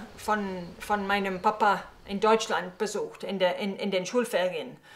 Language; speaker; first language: German; early bilingual, heritage; English